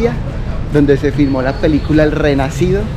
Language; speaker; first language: Spanish; native; Spanish